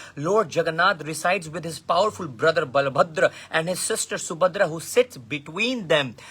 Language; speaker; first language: English; non-native, local second language; Hindi